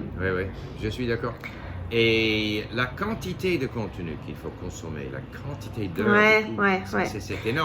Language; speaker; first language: French; non-native, fluent; English